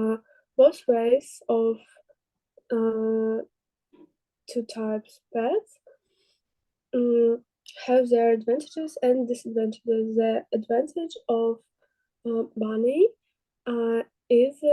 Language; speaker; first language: English; non-native, learner; Russian